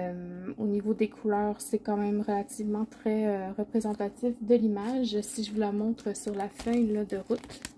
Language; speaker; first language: French; native; French